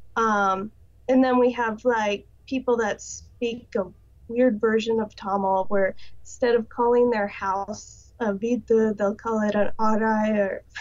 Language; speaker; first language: English; native; English